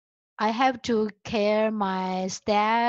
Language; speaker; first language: English; non-native, learner; Chinese